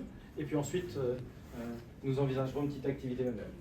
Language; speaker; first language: French; native; French